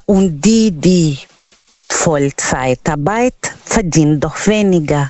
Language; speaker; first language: German; non-native, learner; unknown